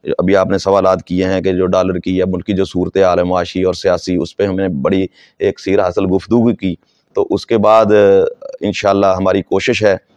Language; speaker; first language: Urdu; non-native, local second language; Saraiki